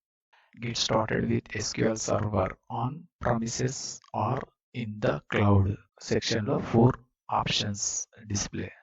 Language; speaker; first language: English; non-native, learner; Telugu